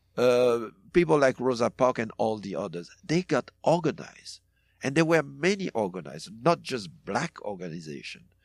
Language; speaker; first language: English; non-native, fluent; French